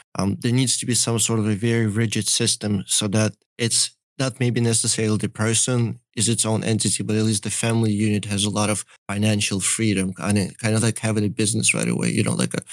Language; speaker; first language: English; early bilingual, other home language; Russian